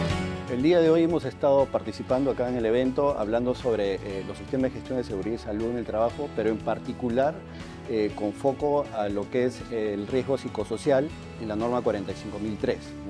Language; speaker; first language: Spanish; native; Spanish